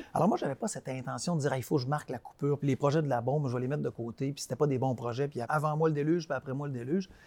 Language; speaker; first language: French; native; French